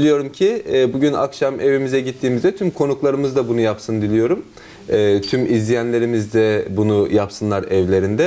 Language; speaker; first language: Turkish; native; Turkish